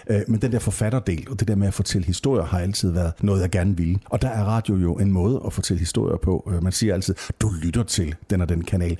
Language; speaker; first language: Danish; native; Danish